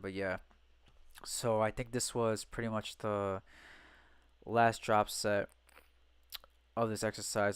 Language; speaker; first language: English; native; English